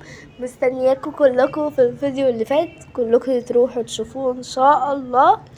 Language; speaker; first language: Arabic; native; Arabic